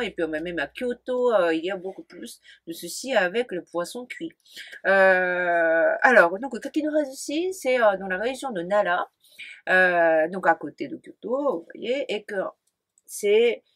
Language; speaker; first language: French; non-native, fluent; Japanese